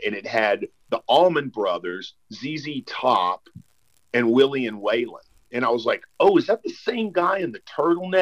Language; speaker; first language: English; native; English